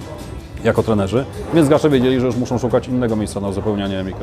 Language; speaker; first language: Polish; native; Polish